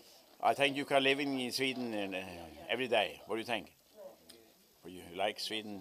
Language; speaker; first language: English; non-native, learner; Swedish